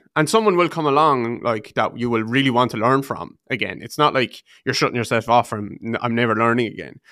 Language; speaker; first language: English; native; English